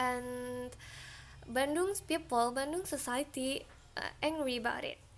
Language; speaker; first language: English; non-native, learner; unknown